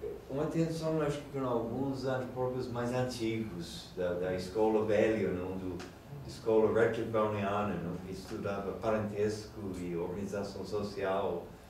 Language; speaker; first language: Portuguese; non-native, fluent; English